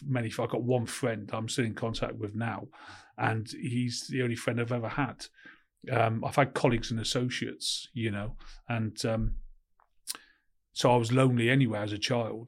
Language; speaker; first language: English; native; English